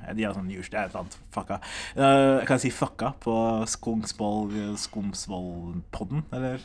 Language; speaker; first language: Norwegian; early bilingual, other home language; Somali